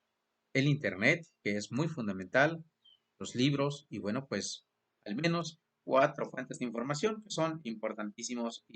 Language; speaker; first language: Spanish; native; Spanish